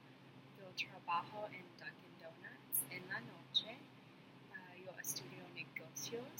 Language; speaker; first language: Spanish; non-native, learner; English